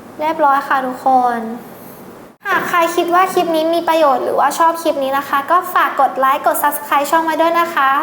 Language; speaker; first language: Thai; native; Thai